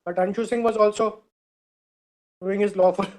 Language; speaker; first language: English; non-native, local second language; Hindi